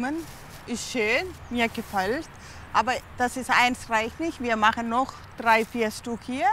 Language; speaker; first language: German; non-native, learner; Tamil